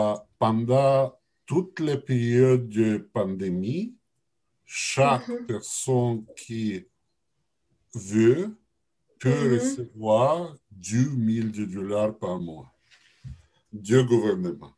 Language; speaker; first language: French; non-native, learner; Russian